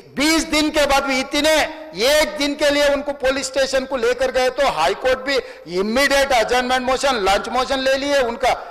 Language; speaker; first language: Hindi; non-native, local second language; Telugu